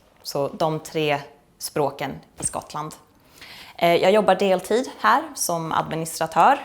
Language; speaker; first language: Swedish; native; Swedish